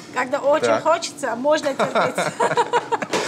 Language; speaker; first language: Russian; non-native, fluent; Georgian